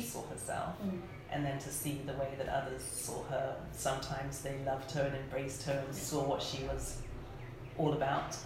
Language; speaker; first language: English; native; English